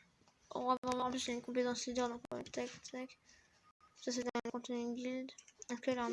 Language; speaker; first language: French; native; French